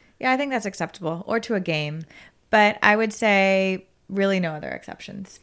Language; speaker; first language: English; native; English